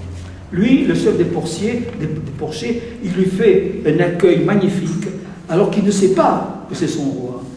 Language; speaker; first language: French; native; French